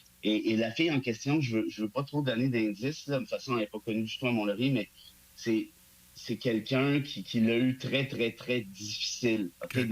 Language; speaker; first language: French; native; French